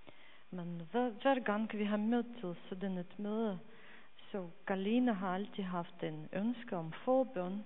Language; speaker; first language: Danish; non-native, fluent; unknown